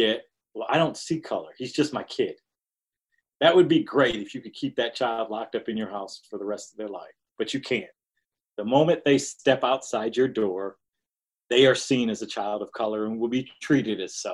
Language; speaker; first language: English; native; English